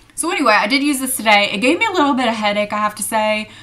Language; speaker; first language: English; native; English